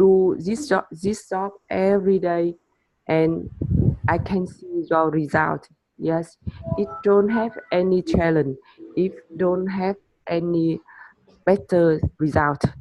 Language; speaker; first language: English; non-native, learner; Vietnamese